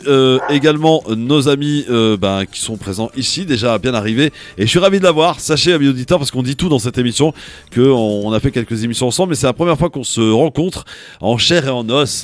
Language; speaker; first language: French; native; French